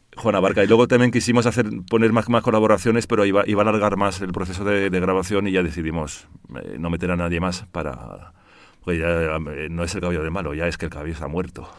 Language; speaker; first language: Spanish; early bilingual, heritage; Spanish